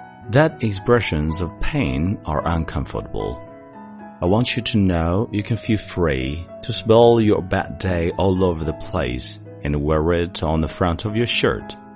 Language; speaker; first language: English; non-native, fluent; Chinese